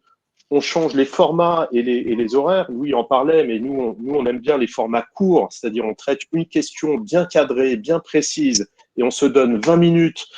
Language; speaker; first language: French; native; French